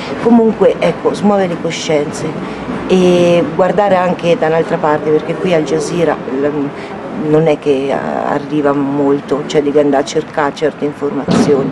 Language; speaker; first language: Italian; native; Italian